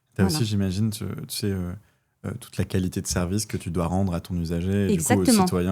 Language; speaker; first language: French; native; French